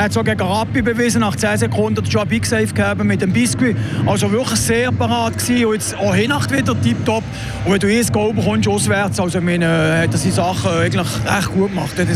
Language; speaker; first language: German; native; German